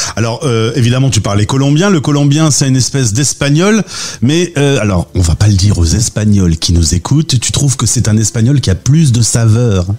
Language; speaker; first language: French; native; French